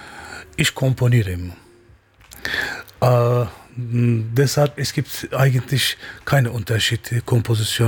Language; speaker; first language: German; non-native, learner; Turkish